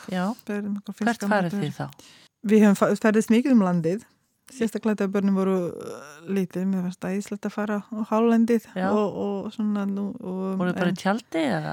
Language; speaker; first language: Icelandic; non-native, fluent; Croatian